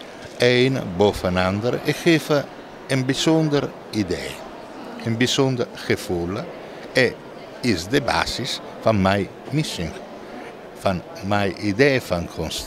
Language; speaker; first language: Dutch; non-native, learner; Italian